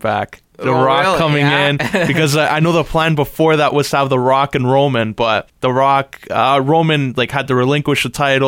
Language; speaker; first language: English; native; English